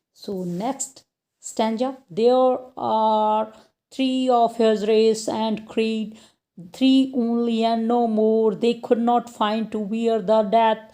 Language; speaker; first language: English; non-native, local second language; Punjabi